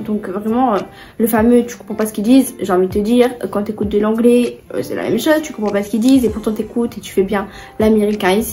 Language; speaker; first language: French; native; French